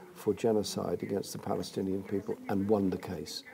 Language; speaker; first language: English; native; English